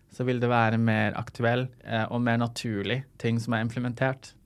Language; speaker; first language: Norwegian; non-native, fluent; Arabic